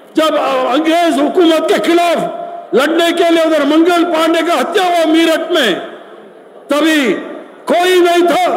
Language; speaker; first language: Hindi; non-native, local second language; Kannada